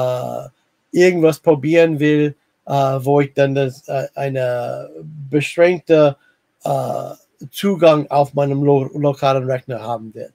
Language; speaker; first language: German; non-native, fluent; English